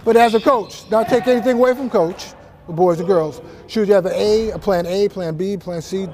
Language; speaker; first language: English; native; English